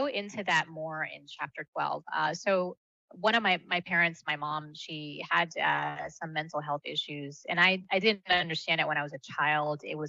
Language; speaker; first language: English; early bilingual, other home language; Malayalam